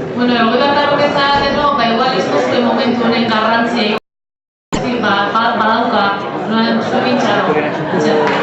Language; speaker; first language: Basque; native; Basque